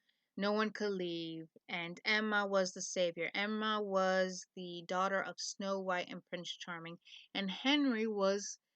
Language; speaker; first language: English; native; English